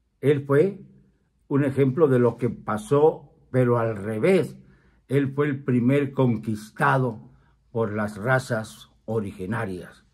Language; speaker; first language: Spanish; native; Spanish